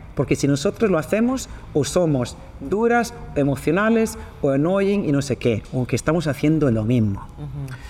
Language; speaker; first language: Spanish; non-native, fluent; Swedish